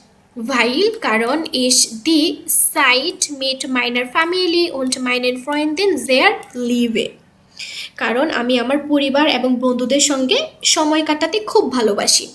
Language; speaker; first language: German; non-native, learner; Bangla